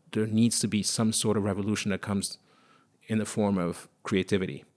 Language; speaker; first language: English; non-native, fluent; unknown